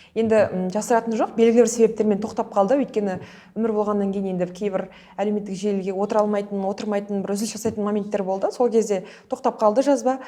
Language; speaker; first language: Kazakh; early bilingual, heritage; Kazakh